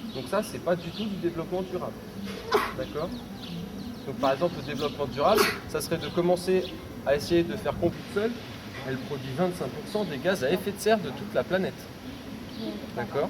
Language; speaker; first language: French; native; French